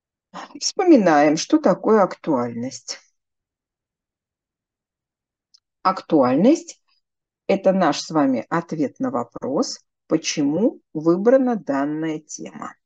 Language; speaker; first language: Russian; native; Russian